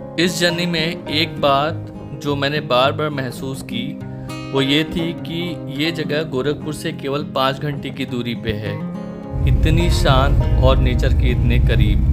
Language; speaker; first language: Hindi; native; Hindi